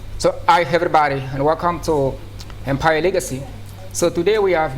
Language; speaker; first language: English; non-native, fluent; French